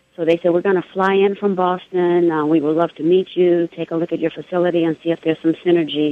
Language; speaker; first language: English; native; English